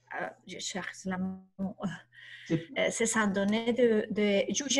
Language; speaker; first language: French; non-native, learner; Spanish